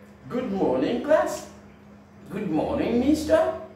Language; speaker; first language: English; non-native, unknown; Haitian Creole